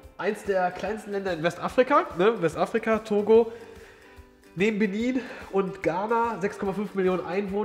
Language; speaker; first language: German; early bilingual, other home language; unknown